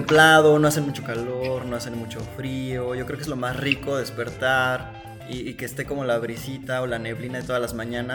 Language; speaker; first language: Spanish; native; Spanish